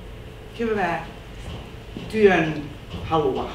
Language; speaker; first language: Finnish; non-native, local second language; Swedish